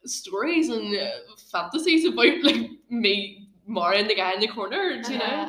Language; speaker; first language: English; native; English